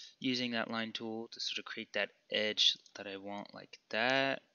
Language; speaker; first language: English; native; English